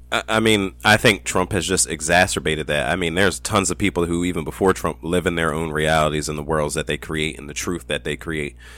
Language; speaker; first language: English; native; English